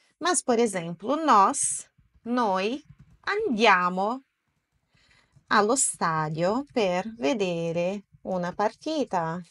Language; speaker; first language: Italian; non-native, fluent; Portuguese